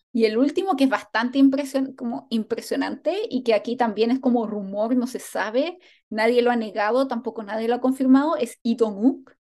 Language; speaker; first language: Spanish; native; Spanish